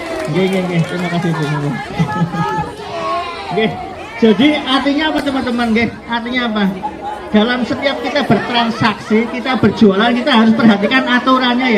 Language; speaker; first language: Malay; non-native, local second language; Javanese